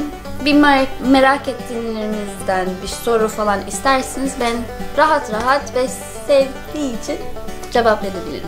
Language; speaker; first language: Turkish; non-native, learner; English